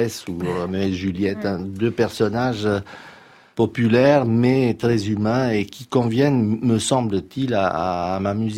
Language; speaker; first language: French; non-native, fluent; Romanian